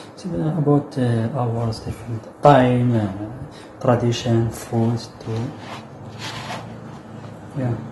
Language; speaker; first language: English; non-native, learner; Arabic